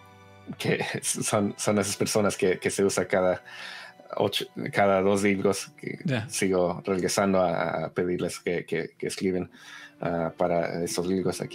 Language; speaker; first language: Spanish; early bilingual, heritage; Spanish